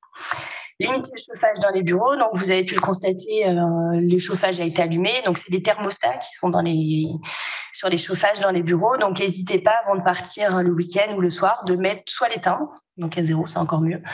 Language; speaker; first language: French; native; French